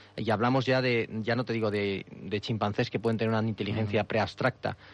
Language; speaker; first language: Spanish; native; Spanish